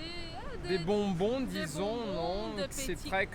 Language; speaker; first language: French; non-native, fluent; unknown